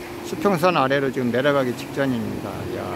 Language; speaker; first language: Korean; native; Korean